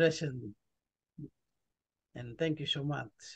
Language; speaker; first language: English; non-native, learner; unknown